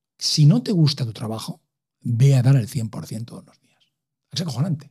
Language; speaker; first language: Spanish; native; Spanish